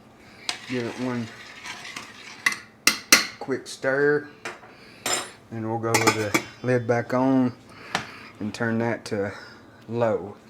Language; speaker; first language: English; native; English